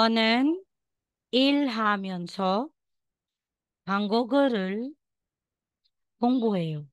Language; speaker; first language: Korean; non-native, fluent; Filipino